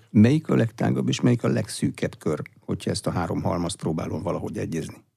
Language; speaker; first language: Hungarian; native; Hungarian